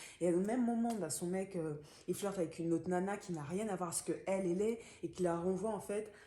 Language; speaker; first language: French; native; French